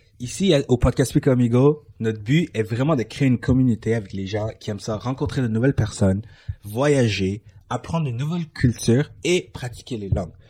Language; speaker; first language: French; native; French